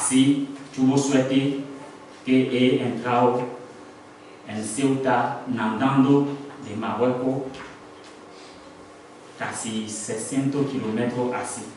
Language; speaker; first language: Spanish; non-native, learner; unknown